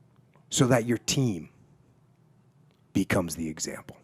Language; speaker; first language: English; native; English